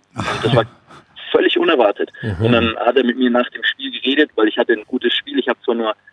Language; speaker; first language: German; native; German